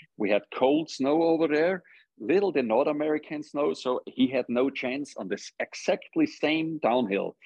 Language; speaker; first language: English; non-native, fluent; German